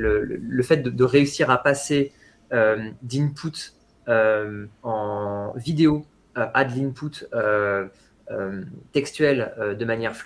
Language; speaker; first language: French; native; French